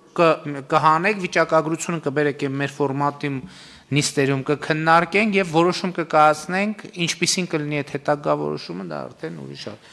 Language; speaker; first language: Armenian; native; Armenian